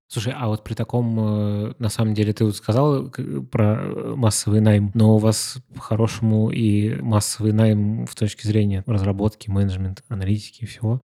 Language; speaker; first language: Russian; native; Russian